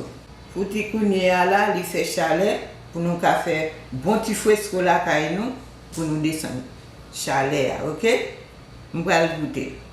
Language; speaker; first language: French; non-native, local second language; Haitian Creole